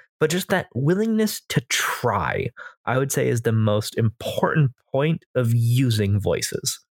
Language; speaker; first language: English; native; English